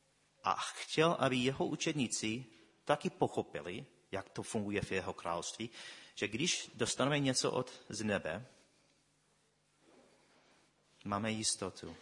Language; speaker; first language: Czech; non-native, fluent; English